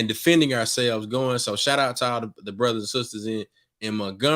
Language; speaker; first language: English; native; English